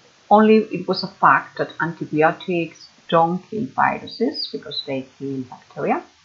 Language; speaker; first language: English; non-native, fluent; Catalan